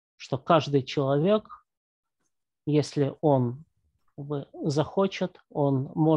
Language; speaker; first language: Russian; native; Russian